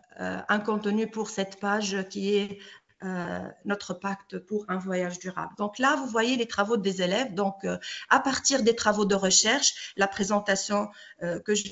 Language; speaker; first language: French; non-native, local second language; Arabic